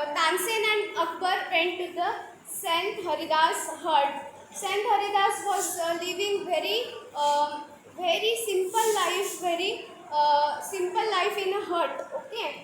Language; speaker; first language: English; non-native, local second language; Marathi